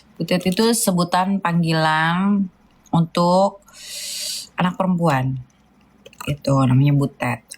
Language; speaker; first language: Indonesian; native; Indonesian